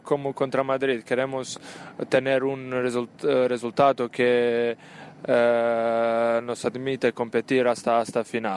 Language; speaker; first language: Spanish; non-native, learner; Serbian